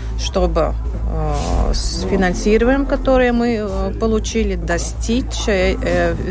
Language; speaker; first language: Russian; non-native, local second language; Latvian